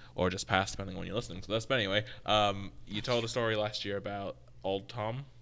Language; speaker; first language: English; native; English